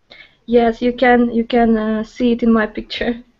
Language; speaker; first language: English; non-native, learner; Russian